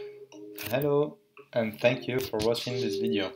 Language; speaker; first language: English; non-native, fluent; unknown